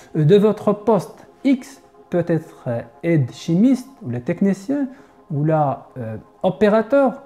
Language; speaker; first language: French; non-native, local second language; Arabic